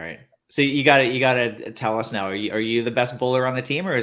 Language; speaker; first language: English; native; English